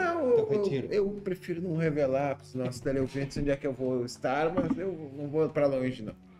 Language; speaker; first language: Portuguese; native; Portuguese